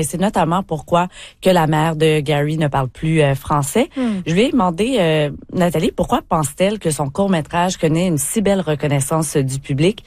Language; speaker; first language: French; native; French